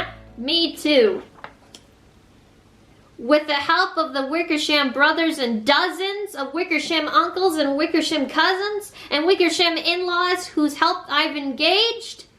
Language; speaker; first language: English; native; English